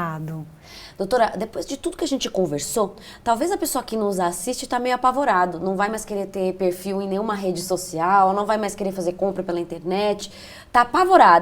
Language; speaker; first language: Portuguese; native; Portuguese